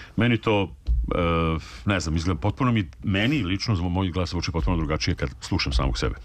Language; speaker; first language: Serbian; native; Serbian